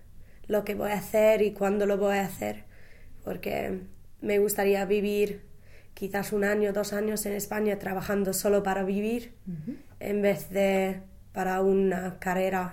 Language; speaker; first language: Spanish; non-native, fluent; English